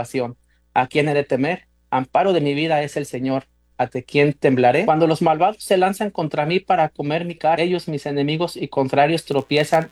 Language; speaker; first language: Spanish; native; Spanish